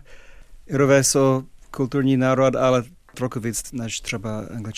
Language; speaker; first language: Czech; non-native, fluent; English